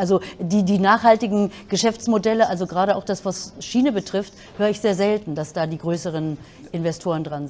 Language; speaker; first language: German; native; German